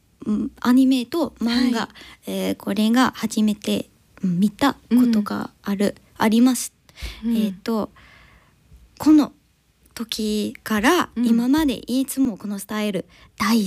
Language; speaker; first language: Japanese; non-native, learner; English